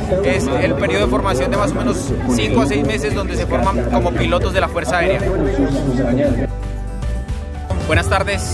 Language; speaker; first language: Spanish; native; Spanish